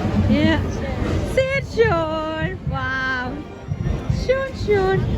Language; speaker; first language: German; non-native, learner; Tamil